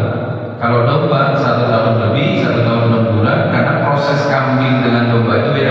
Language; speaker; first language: Indonesian; native; Indonesian